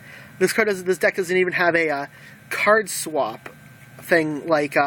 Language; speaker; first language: English; native; English